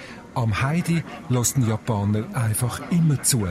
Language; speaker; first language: German; native; German